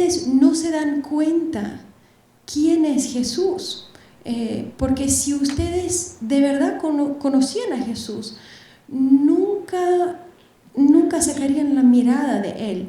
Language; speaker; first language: Spanish; non-native, fluent; Bulgarian